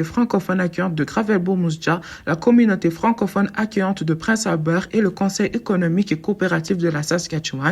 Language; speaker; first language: French; native; French